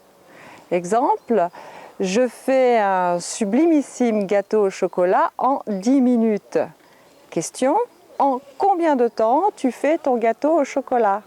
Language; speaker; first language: French; native; French